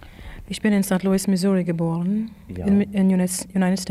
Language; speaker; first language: German; non-native, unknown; English